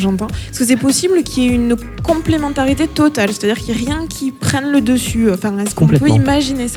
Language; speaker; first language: French; native; French